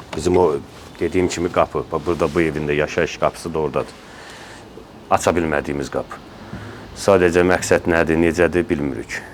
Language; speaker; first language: Azerbaijani; native; Azerbaijani